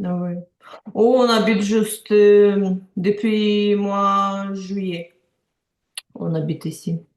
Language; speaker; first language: French; non-native, learner; Ukrainian